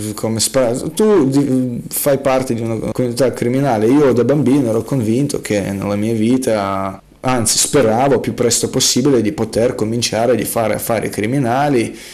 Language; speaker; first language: Italian; non-native, fluent; Russian